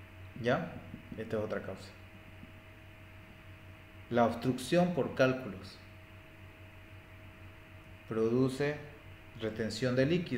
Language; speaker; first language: Spanish; native; Spanish